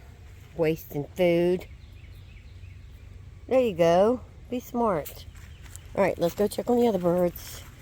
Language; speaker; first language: English; native; English